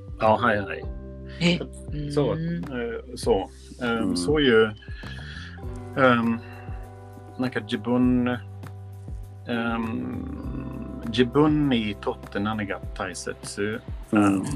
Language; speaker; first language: Japanese; non-native, learner; Swedish